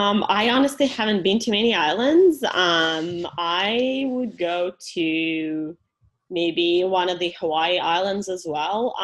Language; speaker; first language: English; non-native, fluent; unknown